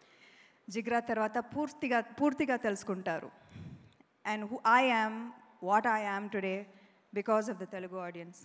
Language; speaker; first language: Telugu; non-native, local second language; Tamil